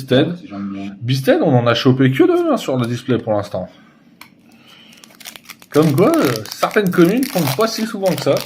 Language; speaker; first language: French; native; French